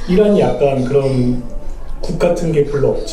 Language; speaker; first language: Korean; native; Korean